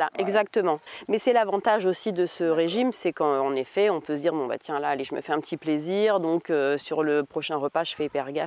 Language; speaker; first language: French; native; French